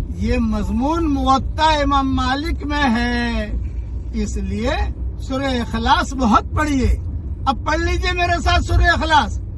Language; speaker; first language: Urdu; non-native, local second language; Gujarati